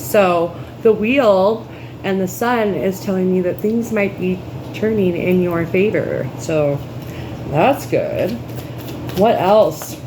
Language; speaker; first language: English; native; English